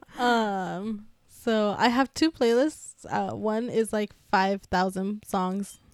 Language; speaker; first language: English; early bilingual, other home language; Spanish